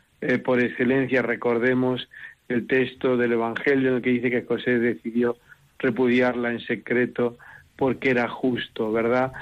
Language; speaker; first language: Spanish; native; Spanish